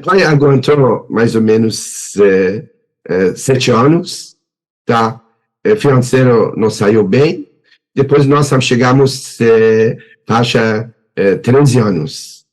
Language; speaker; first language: Portuguese; non-native, learner; Persian